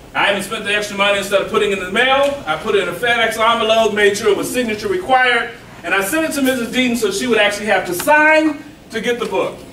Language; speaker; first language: English; native; English